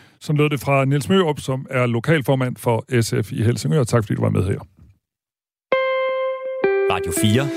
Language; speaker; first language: Danish; native; Danish